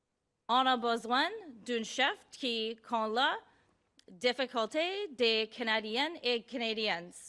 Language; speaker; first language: French; non-native, learner; English